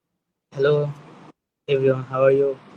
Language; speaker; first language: English; non-native, learner; Bangla